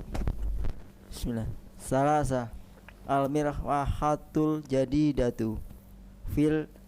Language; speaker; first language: Arabic; non-native, learner; Indonesian